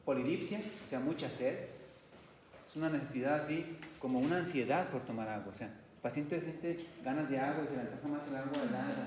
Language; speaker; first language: Spanish; native; Spanish